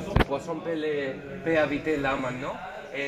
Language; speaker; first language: French; non-native, learner; Spanish